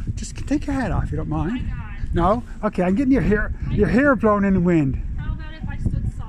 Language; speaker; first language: English; native; English